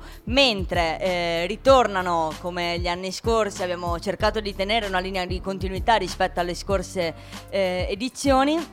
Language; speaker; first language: Italian; native; Italian